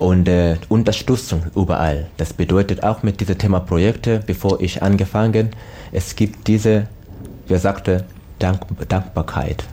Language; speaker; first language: German; non-native, learner; Swahili